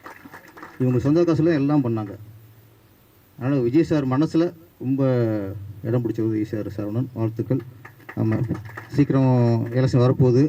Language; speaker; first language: Tamil; native; Tamil